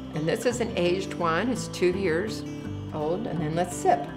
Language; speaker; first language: English; native; English